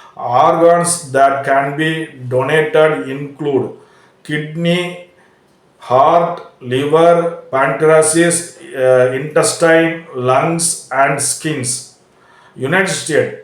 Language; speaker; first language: English; non-native, local second language; Tamil